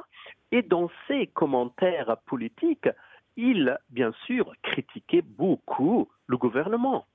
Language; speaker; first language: French; non-native, fluent; Persian